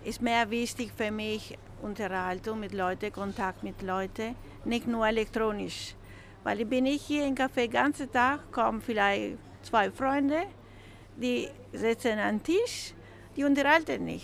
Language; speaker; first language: German; non-native, learner; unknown